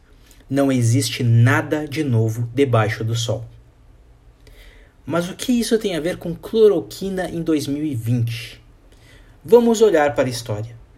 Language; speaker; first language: Portuguese; native; Portuguese